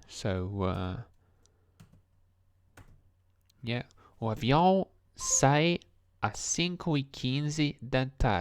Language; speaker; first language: Portuguese; non-native, learner; English